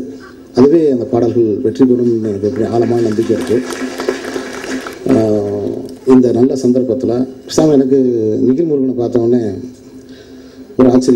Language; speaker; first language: Tamil; native; Tamil